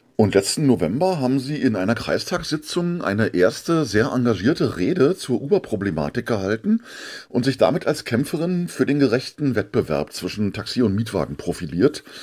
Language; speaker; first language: German; native; German